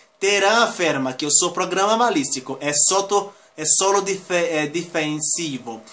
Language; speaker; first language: Italian; non-native, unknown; Spanish